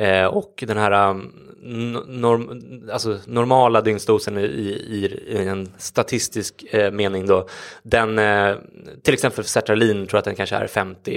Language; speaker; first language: Swedish; native; Swedish